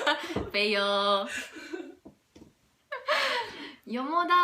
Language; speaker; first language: Japanese; native; Japanese